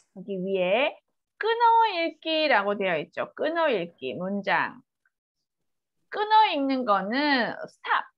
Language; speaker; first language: Korean; native; Korean